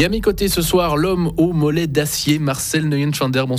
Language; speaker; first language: French; native; French